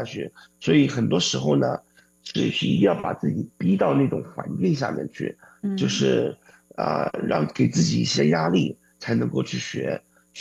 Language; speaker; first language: Chinese; native; Chinese